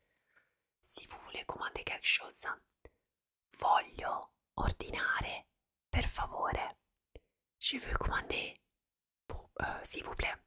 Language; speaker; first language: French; non-native, fluent; Italian